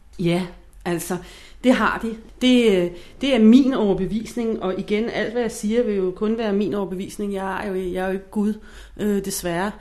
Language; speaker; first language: Danish; non-native, fluent; English